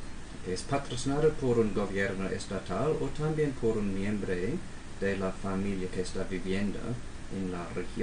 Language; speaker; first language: Spanish; non-native, fluent; English